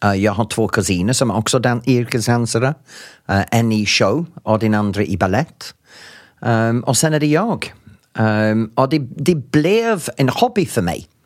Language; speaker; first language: Swedish; non-native, fluent; English